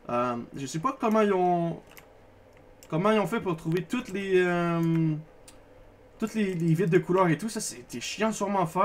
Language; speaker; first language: French; native; French